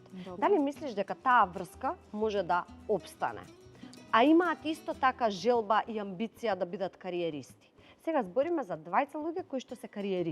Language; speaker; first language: Macedonian; native; Macedonian